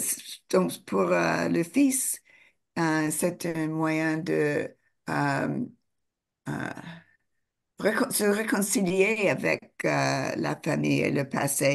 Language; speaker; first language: French; non-native, fluent; English